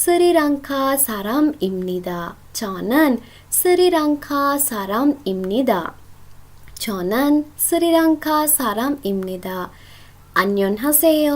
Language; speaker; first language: Korean; non-native, fluent; Sinhala